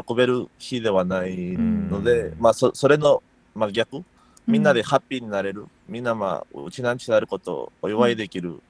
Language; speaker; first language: Japanese; non-native, fluent; Spanish